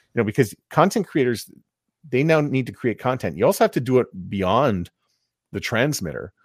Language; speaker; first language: English; native; English